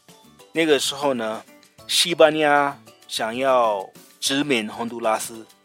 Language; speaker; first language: Chinese; non-native, fluent; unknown